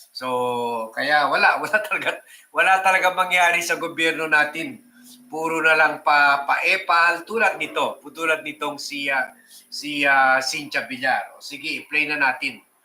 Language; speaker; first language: Filipino; native; Filipino